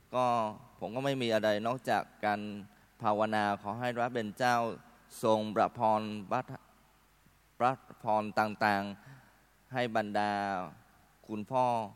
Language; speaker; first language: Thai; non-native, fluent; Vietnamese